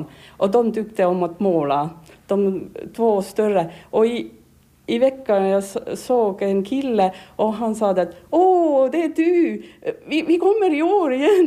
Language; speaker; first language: Swedish; non-native, learner; Finnish